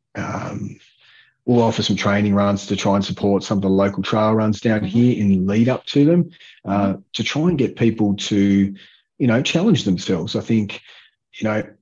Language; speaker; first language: English; native; English